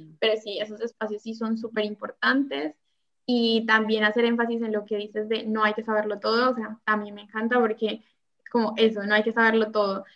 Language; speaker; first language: Spanish; native; Spanish